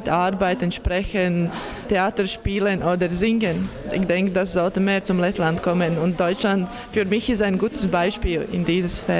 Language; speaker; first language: German; non-native, learner; Latvian